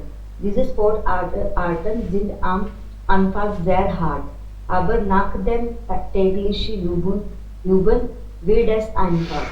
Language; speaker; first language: German; non-native, learner; Hindi